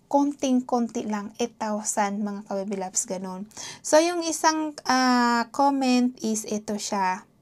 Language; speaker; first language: Filipino; non-native, local second language; Hiligaynon